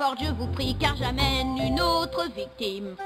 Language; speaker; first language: French; native; French